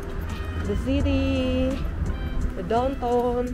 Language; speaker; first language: English; non-native, learner; Indonesian